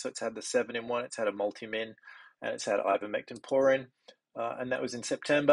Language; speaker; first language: English; native; English